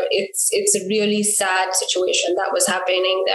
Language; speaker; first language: English; non-native, local second language; Sinhala